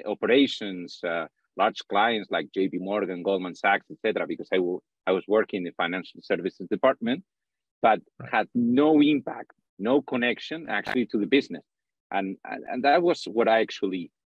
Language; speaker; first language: English; non-native, fluent; Spanish